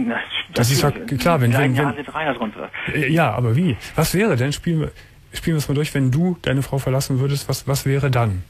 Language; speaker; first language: German; native; German